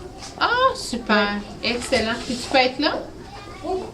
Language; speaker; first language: French; native; French